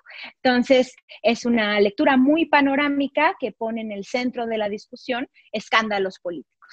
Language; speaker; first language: Spanish; native; Spanish